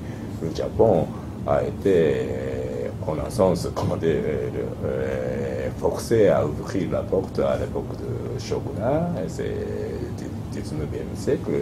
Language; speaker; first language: French; non-native, fluent; Japanese